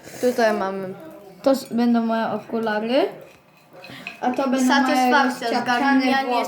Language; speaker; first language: Polish; early bilingual, heritage; Polish